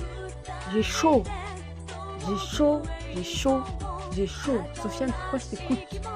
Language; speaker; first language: French; native; French